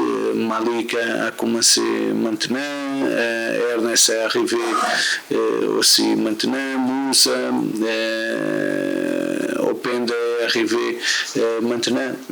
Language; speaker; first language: French; non-native, learner; Portuguese